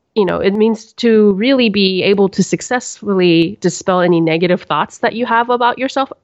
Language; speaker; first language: English; native; English